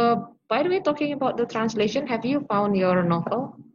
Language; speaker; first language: English; non-native, local second language; Indonesian